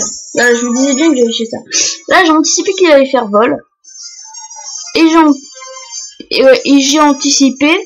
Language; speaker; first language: French; native; French